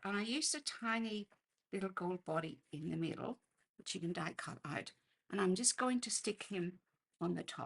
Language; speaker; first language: English; native; English